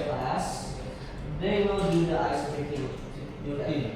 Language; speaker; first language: English; non-native, learner; Indonesian